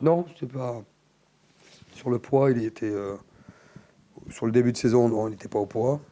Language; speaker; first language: French; native; French